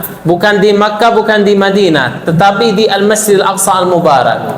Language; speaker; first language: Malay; non-native, fluent; Arabic